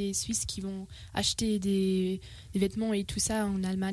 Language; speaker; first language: French; non-native, fluent; German